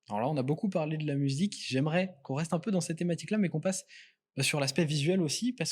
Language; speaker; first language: French; native; French